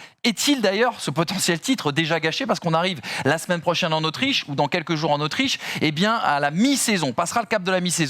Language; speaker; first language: French; native; French